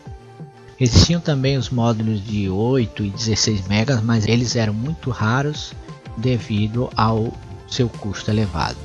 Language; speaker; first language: Portuguese; native; Portuguese